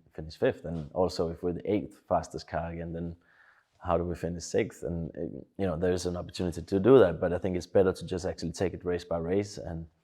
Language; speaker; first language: English; non-native, fluent; Danish